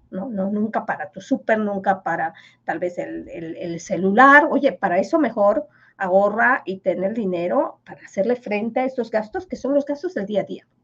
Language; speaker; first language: Spanish; non-native, local second language; Yucateco